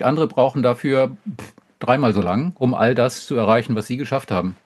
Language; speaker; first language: German; native; German